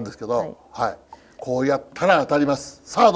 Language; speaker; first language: Japanese; native; Japanese